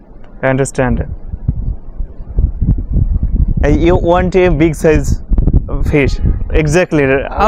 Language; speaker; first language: English; non-native, learner; Bangla